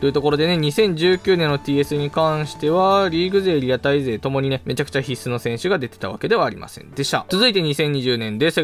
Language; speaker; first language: Japanese; native; Japanese